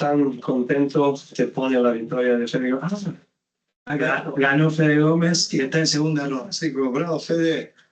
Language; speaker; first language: Spanish; non-native, fluent; Serbian